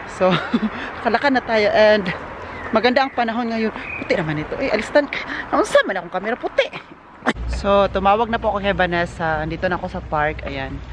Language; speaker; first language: Filipino; non-native, local second language; Cebuano